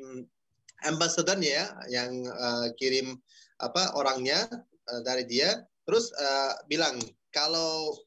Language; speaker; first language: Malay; non-native, fluent; Uzbek